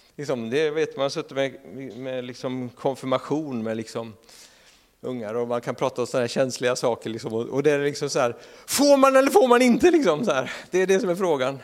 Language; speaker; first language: Swedish; native; Swedish